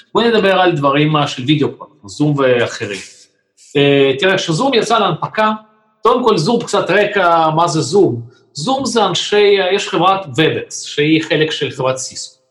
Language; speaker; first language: Hebrew; non-native, fluent; Russian